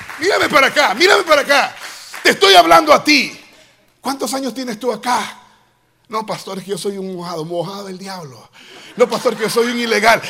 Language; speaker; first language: Spanish; native; Spanish